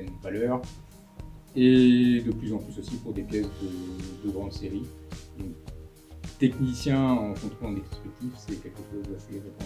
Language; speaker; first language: French; native; French